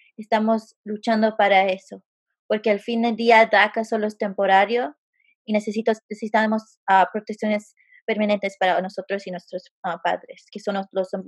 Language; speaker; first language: Spanish; early bilingual, heritage; Spanish